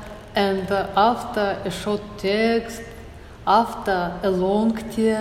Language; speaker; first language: English; non-native, learner; Russian